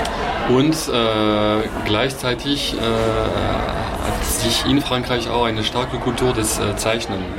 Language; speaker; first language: German; non-native, fluent; French